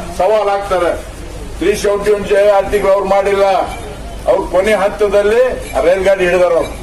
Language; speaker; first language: Kannada; non-native, local second language; Lambadi